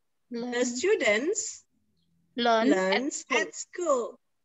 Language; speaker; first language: English; non-native, fluent; Indonesian